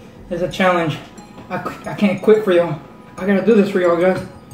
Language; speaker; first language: English; early bilingual, other home language; Spanish